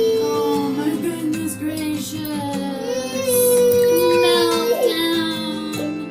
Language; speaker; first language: English; native; English